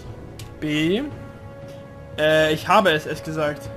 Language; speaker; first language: German; native; German